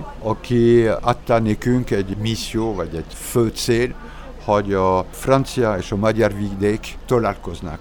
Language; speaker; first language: Hungarian; non-native, learner; French